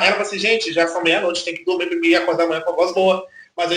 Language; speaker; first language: Portuguese; native; Portuguese